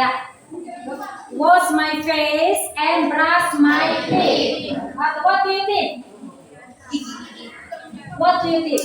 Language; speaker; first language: English; non-native, learner; Indonesian